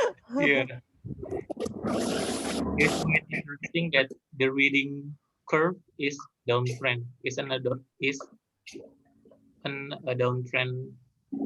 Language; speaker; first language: English; non-native, learner; Indonesian